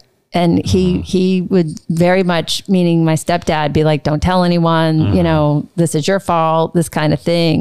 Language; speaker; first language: English; native; English